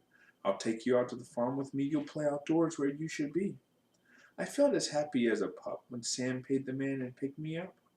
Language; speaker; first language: English; native; English